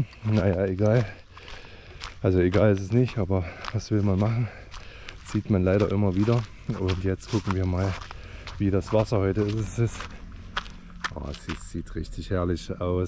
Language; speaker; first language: German; native; German